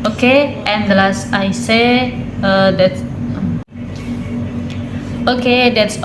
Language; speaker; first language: English; non-native, learner; Indonesian